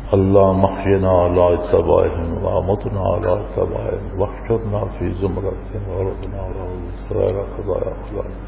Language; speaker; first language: Urdu; non-native, local second language; Punjabi